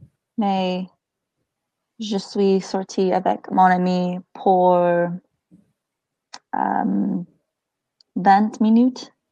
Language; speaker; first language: French; non-native, learner; English